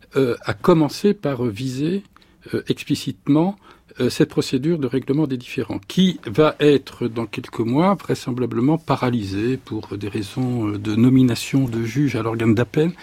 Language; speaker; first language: French; native; French